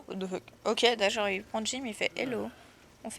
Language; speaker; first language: French; native; French